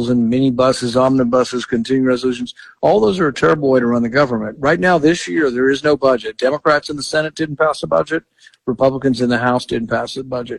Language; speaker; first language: English; native; English